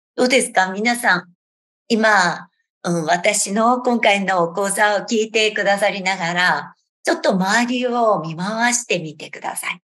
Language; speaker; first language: Japanese; native; Japanese